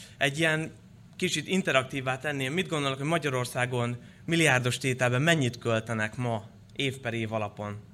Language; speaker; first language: Hungarian; native; Hungarian